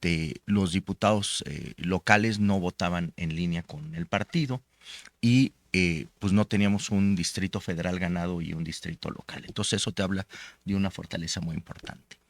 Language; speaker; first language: Spanish; native; Spanish